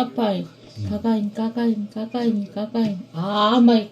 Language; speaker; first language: Filipino; non-native, learner; Korean